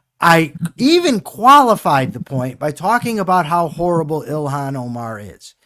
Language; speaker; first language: English; native; English